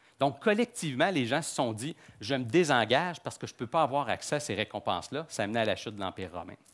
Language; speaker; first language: French; native; French